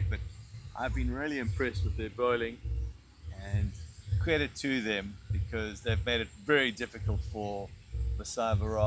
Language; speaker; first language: English; native; English